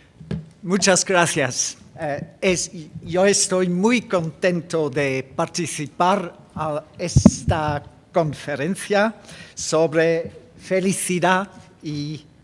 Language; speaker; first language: Spanish; non-native, learner; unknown